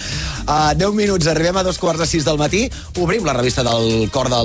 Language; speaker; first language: Catalan; native; Catalan